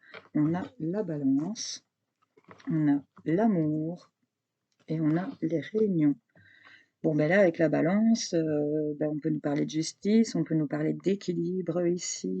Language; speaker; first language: French; native; French